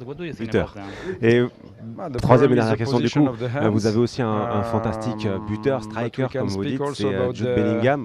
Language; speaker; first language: French; native; French